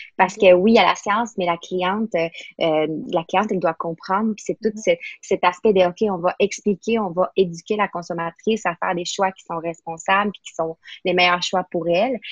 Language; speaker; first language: French; non-native, fluent; Spanish